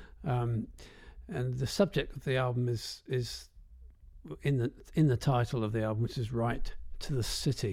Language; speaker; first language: English; native; English